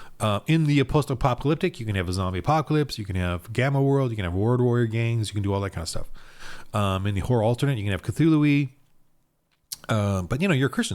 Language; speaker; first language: English; native; English